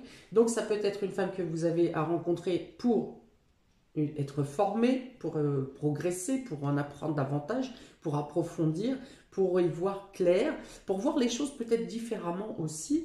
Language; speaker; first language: French; native; French